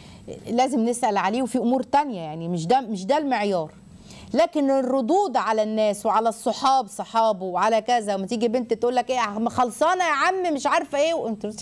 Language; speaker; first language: Arabic; native; Arabic